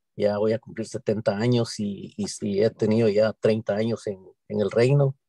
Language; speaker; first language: Spanish; native; Spanish